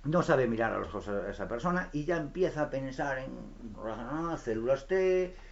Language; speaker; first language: Spanish; non-native, local second language; Galician